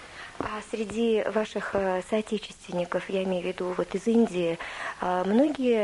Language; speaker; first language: Russian; native; Russian